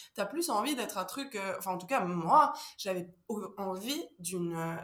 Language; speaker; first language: French; early bilingual, heritage; Spanish